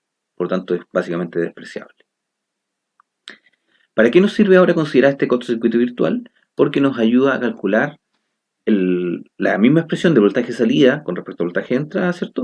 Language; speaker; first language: Spanish; native; Spanish